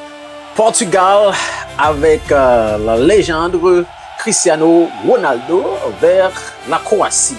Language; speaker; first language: French; non-native, local second language; Haitian Creole